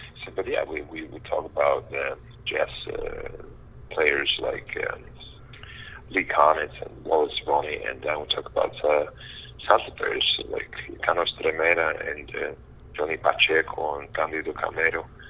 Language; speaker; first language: English; non-native, fluent; Ukrainian